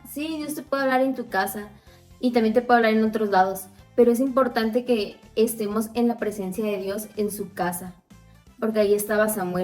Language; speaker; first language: Spanish; native; Spanish